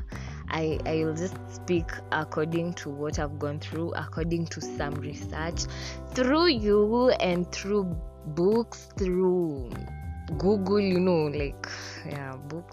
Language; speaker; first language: English; non-native, local second language; Swahili